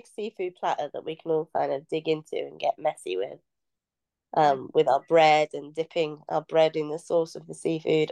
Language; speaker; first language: English; native; English